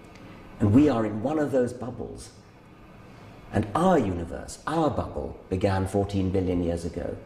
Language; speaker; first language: English; native; English